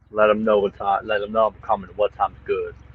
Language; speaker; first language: English; native; English